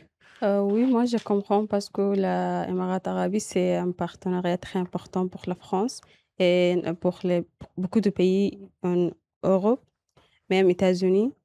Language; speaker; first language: French; non-native, learner; Arabic